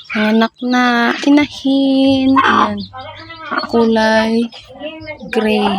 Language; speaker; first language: Filipino; non-native, local second language; Cebuano